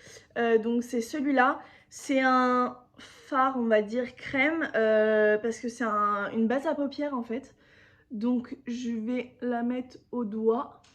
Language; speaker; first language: French; native; French